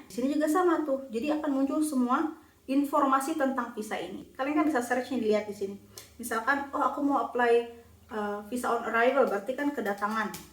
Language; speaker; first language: Indonesian; native; Indonesian